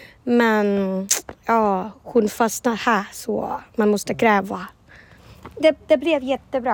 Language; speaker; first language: Swedish; non-native, learner; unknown